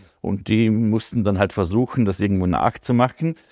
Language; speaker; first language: German; native; German